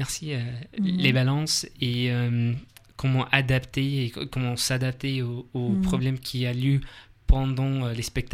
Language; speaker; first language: French; non-native, learner; English